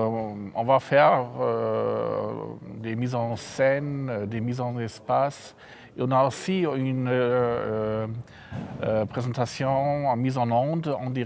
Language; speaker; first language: French; non-native, fluent; German